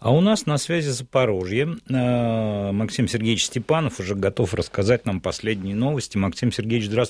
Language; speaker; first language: Russian; native; Russian